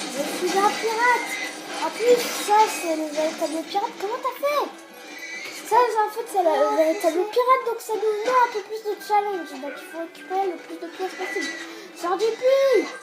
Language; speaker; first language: French; native; French